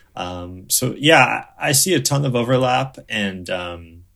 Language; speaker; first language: English; native; English